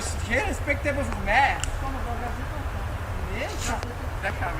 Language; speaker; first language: Dutch; native; Dutch